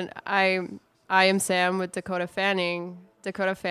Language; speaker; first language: English; non-native, fluent; Spanish